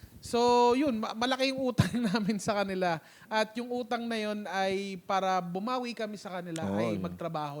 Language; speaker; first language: Filipino; native; Filipino